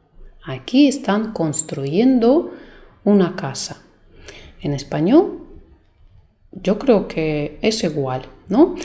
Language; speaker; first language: Spanish; non-native, fluent; Russian